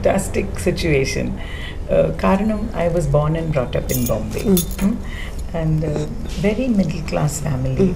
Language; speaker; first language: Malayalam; non-native, local second language; English